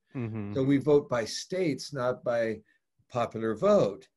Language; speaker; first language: English; native; English